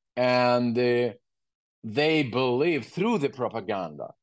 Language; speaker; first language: English; non-native, learner; Ukrainian